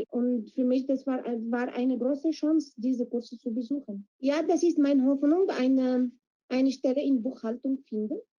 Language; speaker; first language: German; non-native, fluent; Arabic